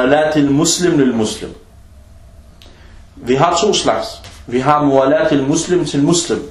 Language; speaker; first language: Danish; non-native, fluent; Arabic